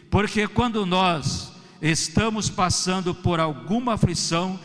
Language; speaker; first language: Portuguese; native; Portuguese